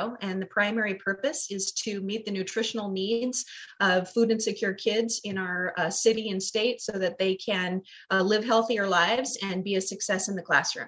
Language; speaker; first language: English; native; English